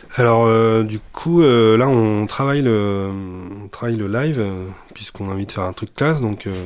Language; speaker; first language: French; native; French